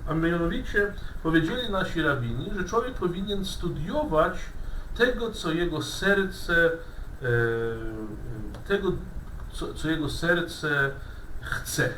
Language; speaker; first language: Polish; non-native, fluent; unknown